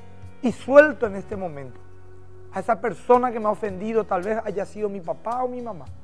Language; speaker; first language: Spanish; native; Spanish